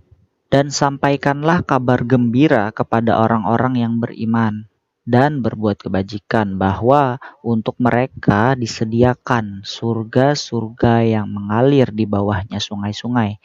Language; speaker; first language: Indonesian; native; Indonesian